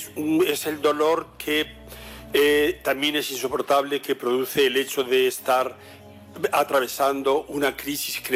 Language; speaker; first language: Spanish; native; Spanish